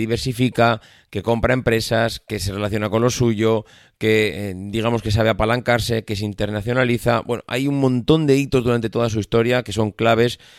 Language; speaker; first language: Spanish; native; Spanish